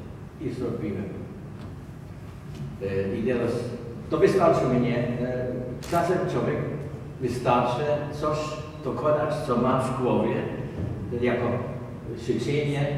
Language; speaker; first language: Polish; non-native, learner; German